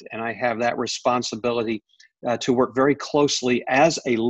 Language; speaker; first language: English; native; English